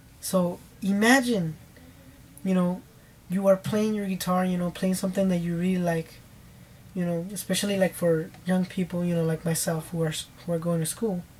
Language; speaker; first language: English; early bilingual, other home language; Spanish